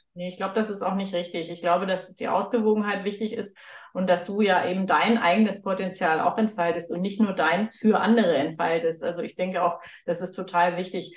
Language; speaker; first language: German; native; German